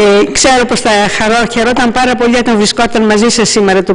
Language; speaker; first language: Greek; native; Greek